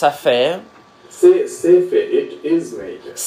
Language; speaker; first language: French; non-native, fluent; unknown